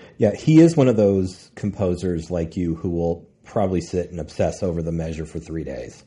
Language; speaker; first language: English; native; English